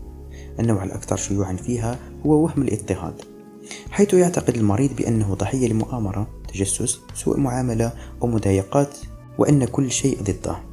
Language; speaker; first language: Arabic; native; Arabic